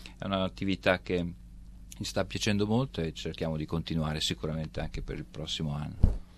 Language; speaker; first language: Italian; native; Italian